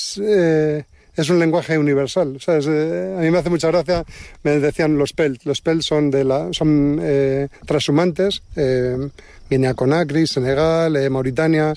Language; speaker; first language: Spanish; native; Spanish